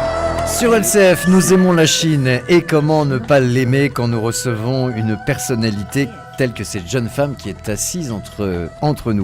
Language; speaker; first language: French; native; French